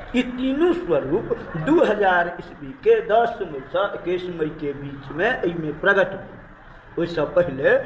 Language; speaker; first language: Maithili; native; Maithili